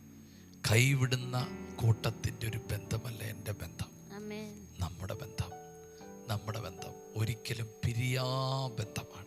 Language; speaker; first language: Malayalam; native; Malayalam